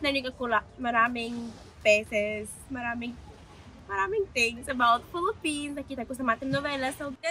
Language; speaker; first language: Filipino; non-native, learner; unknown